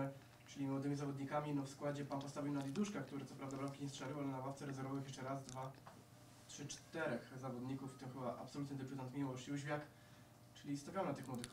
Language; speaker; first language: Polish; native; Polish